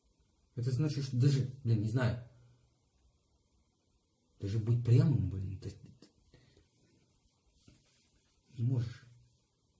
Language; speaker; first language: Russian; non-native, learner; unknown